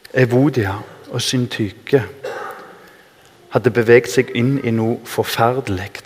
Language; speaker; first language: Norwegian; native; Norwegian